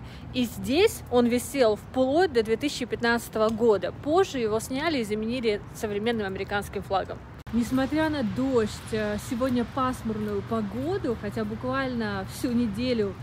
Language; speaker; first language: Russian; native; Russian